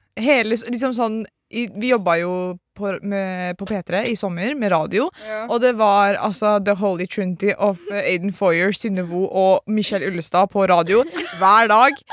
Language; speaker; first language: Norwegian; early bilingual, other home language; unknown